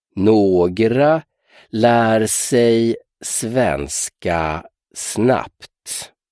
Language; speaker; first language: Swedish; native; Swedish